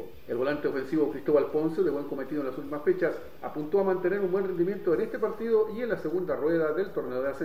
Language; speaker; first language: Spanish; native; Spanish